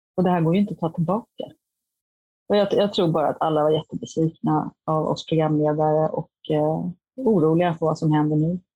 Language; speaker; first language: Swedish; native; Swedish